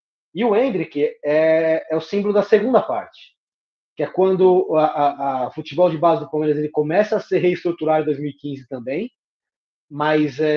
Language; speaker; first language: Portuguese; native; Portuguese